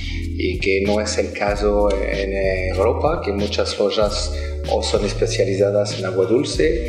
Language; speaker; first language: Spanish; non-native, fluent; French